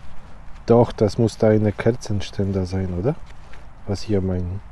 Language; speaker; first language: German; non-native, learner; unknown